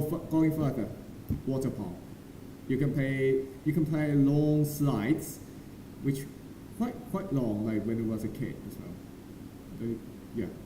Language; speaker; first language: English; non-native, learner; Thai